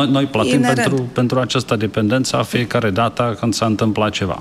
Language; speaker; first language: Romanian; non-native, learner; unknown